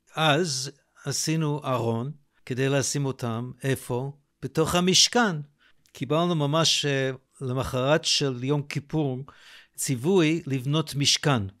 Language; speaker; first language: Hebrew; non-native, fluent; English